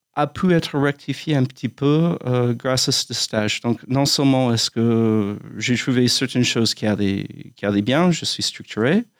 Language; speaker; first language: French; non-native, fluent; English